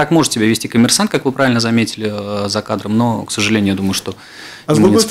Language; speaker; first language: Russian; native; Russian